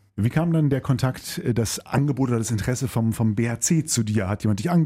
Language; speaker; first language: German; native; German